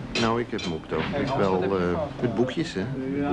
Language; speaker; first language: Dutch; native; Dutch